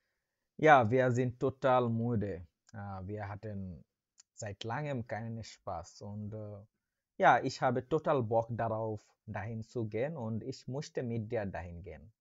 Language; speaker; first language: German; non-native, learner; Bangla